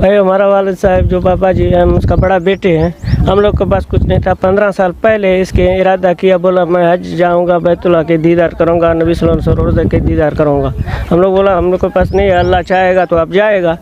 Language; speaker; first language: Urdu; non-native, local second language; Baluchi